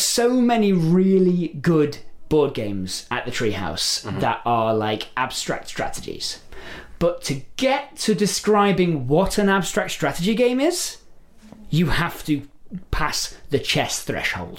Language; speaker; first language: English; native; English